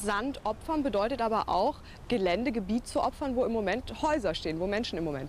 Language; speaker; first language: German; native; German